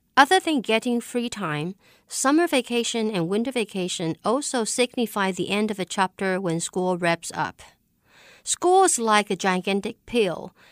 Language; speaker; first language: English; non-native, fluent; Chinese